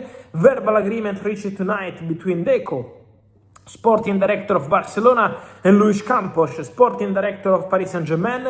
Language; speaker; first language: English; non-native, fluent; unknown